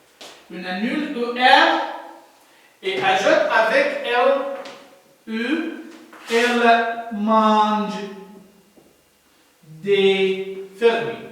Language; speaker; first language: French; non-native, learner; Arabic